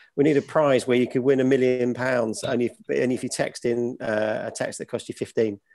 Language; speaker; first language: English; native; English